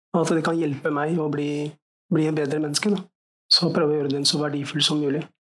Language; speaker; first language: Norwegian; early bilingual, other home language; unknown